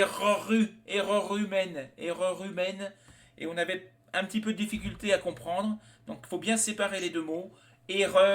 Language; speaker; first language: French; native; French